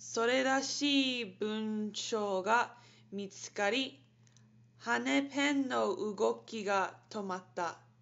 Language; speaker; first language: Japanese; non-native, learner; English